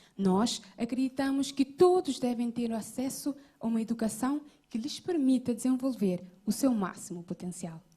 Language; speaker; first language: Portuguese; non-native, local second language; Kabuverdianu